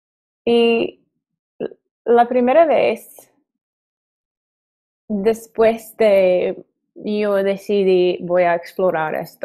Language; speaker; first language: Spanish; non-native, learner; English